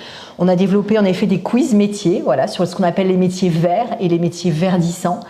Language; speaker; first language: French; native; French